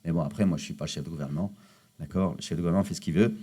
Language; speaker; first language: French; non-native, local second language; Arabic